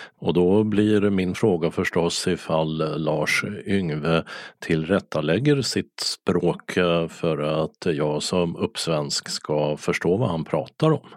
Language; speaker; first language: Swedish; native; Swedish